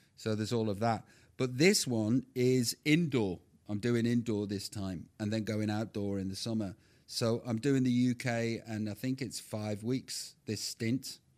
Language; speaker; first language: English; native; English